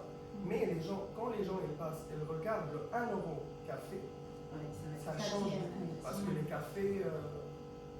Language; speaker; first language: French; non-native, fluent; Arabic